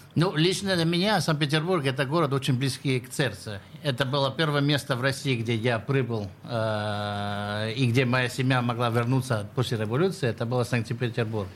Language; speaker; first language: Russian; early bilingual, heritage; Russian